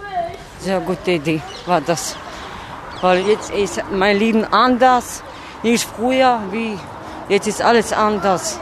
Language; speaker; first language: German; non-native, learner; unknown